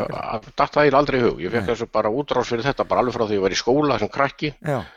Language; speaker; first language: Icelandic; native; Icelandic